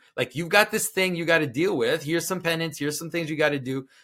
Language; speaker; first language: English; non-native, fluent; French